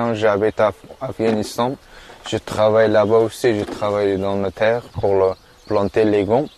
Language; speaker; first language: French; non-native, learner; Persian